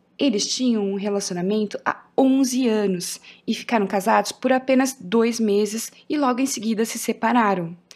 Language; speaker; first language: Portuguese; native; Portuguese